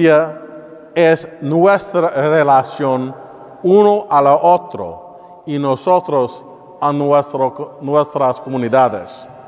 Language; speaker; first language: Spanish; non-native, learner; English